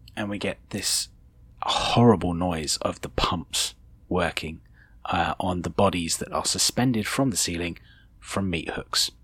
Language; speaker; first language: English; native; English